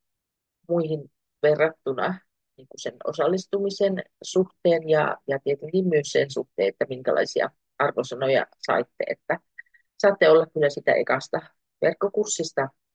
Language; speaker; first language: Finnish; native; Finnish